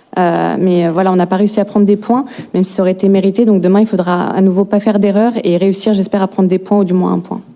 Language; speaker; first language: French; native; French